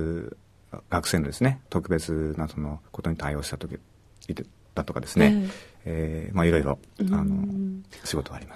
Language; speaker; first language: Japanese; native; Japanese